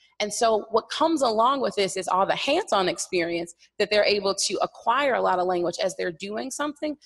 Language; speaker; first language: English; native; English